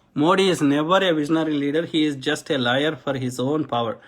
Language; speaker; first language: English; non-native, local second language; Telugu